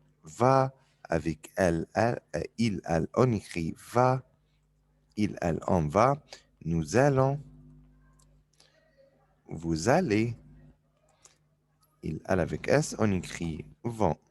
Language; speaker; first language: French; non-native, fluent; Arabic